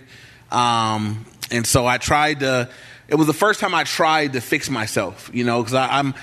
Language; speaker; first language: English; native; English